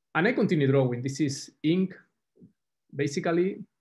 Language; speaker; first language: English; non-native, fluent; Spanish